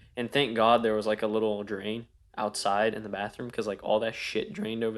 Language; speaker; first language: English; native; English